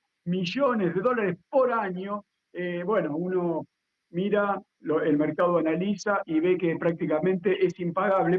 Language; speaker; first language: Spanish; native; Spanish